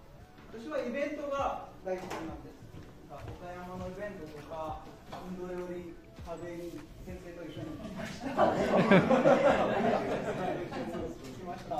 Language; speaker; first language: Japanese; non-native, learner; Punjabi